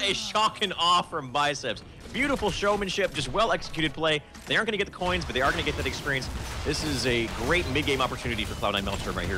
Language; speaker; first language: English; native; English